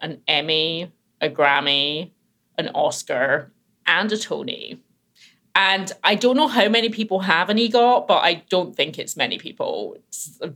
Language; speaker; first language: English; native; English